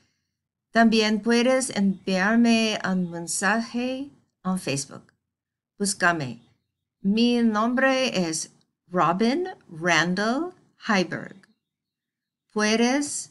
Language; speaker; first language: Spanish; non-native, fluent; English